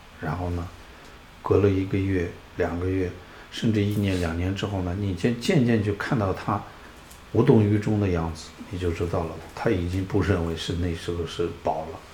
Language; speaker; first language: Chinese; non-native, local second language; Tibetan